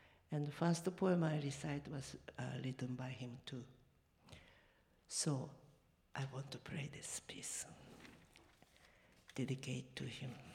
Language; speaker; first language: English; non-native, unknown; Japanese